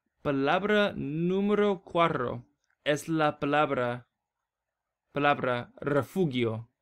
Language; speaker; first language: Spanish; non-native, learner; English